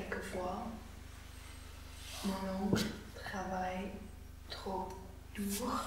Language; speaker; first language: French; non-native, learner; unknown